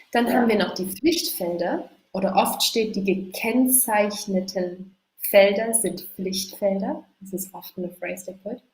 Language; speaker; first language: German; native; German